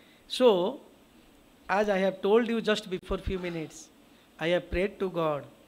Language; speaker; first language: English; non-native, local second language; Odia